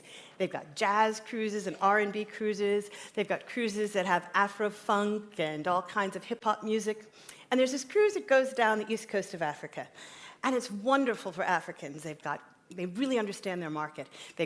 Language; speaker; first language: English; native; English